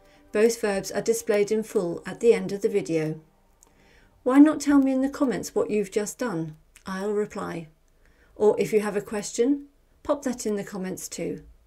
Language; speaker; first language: English; native; English